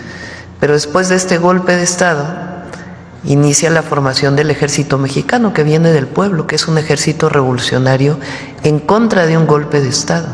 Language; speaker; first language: Spanish; native; Spanish